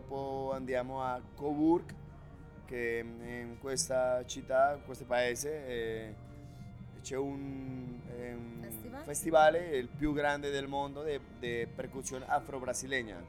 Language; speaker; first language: Italian; non-native, learner; Spanish